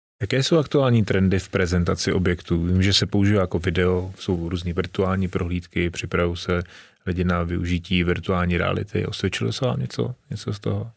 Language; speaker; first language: Czech; native; Czech